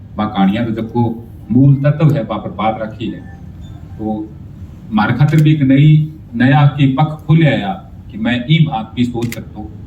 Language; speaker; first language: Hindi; non-native, local second language; Punjabi